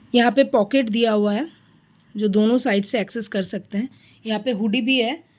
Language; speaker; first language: Hindi; non-native, local second language; Bangla